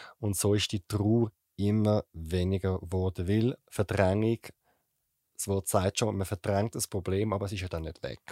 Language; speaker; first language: German; native; German